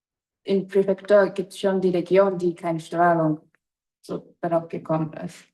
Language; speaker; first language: German; non-native, fluent; Japanese